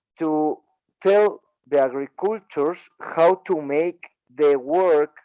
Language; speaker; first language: English; non-native, learner; Spanish